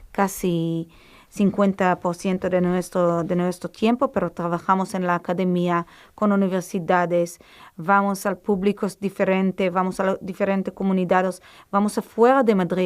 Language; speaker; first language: Spanish; non-native, fluent; Hebrew